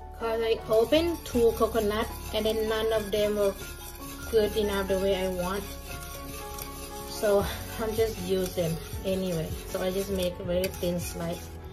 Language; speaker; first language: English; non-native, fluent; Thai